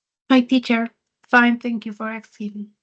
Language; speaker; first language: English; non-native, learner; Spanish